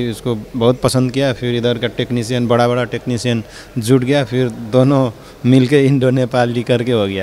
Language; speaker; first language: Hindi; non-native, learner; Nepali